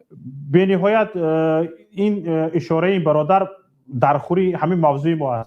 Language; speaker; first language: Persian; native; Persian